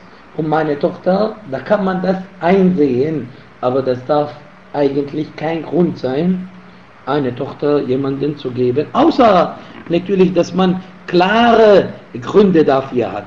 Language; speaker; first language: German; non-native, fluent; Arabic